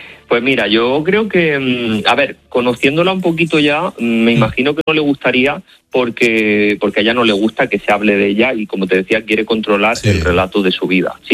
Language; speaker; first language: Spanish; native; Spanish